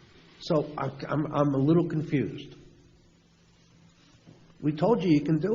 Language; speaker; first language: English; native; English